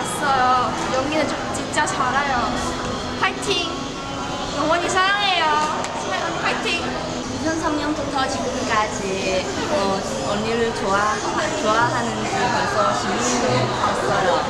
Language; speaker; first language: Korean; non-native, learner; Chinese